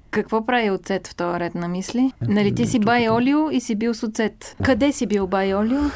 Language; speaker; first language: Bulgarian; native; Bulgarian